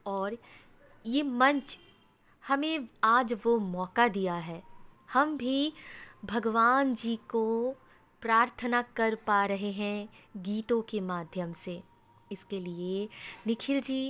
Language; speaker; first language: Hindi; non-native, local second language; Bangla